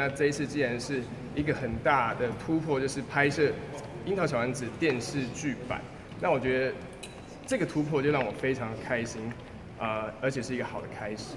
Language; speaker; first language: Chinese; native; Chinese